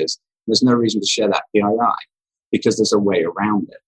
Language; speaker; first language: English; native; English